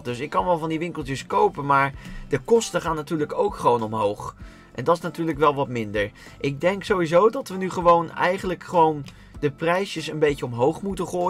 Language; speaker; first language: Dutch; native; Dutch